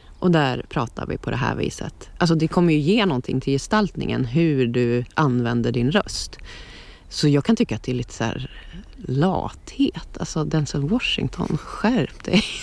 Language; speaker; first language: Swedish; native; Swedish